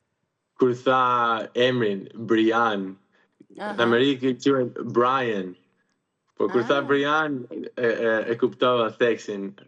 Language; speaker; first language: Albanian; early bilingual, heritage; Albanian